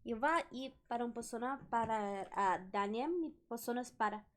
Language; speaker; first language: Spanish; non-native, learner; English